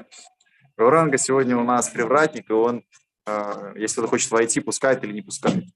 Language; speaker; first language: Russian; native; Russian